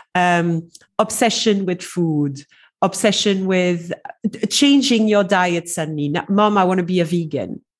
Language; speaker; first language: English; non-native, fluent; French